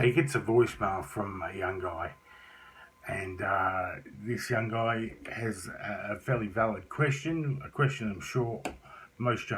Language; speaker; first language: English; native; English